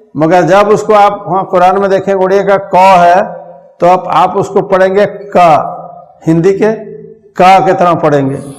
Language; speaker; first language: Hindi; native; Hindi